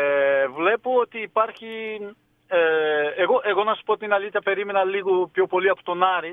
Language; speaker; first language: Greek; non-native, fluent; Portuguese